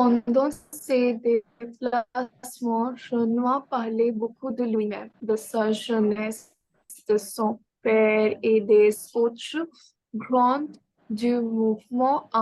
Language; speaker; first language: French; non-native, learner; Bangla